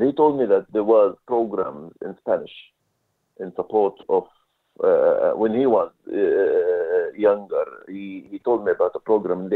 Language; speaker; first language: English; non-native, fluent; Arabic